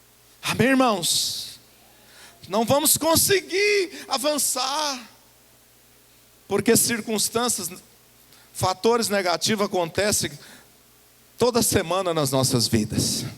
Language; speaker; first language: Portuguese; native; Portuguese